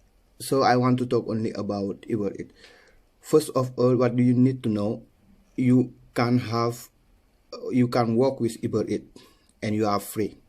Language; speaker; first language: English; non-native, learner; Wolof